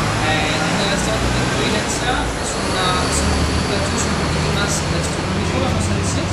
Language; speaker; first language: Spanish; non-native, fluent; French